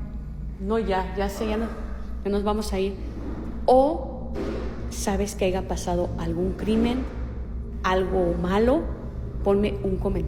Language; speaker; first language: Spanish; native; Spanish